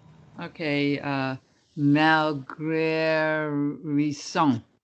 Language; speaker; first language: French; non-native, learner; English